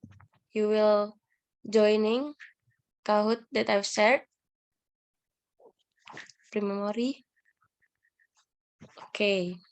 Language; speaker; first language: English; non-native, learner; Indonesian